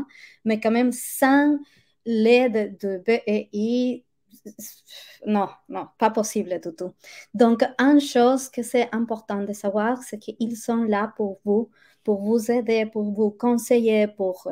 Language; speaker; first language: French; non-native, fluent; Spanish